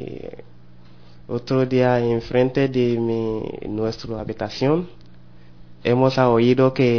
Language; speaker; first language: Spanish; non-native, learner; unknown